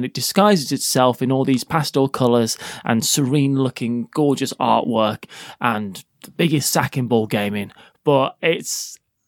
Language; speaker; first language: English; native; English